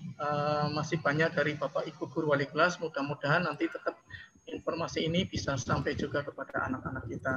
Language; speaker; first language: Indonesian; native; Indonesian